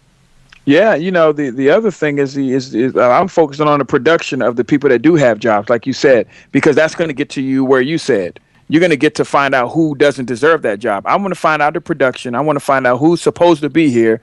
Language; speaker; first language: English; native; English